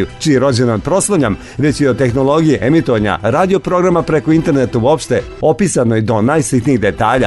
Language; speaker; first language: Serbian; native; Serbian